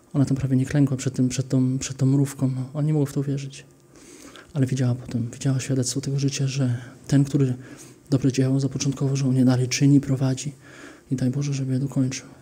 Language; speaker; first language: Polish; early bilingual, heritage; Polish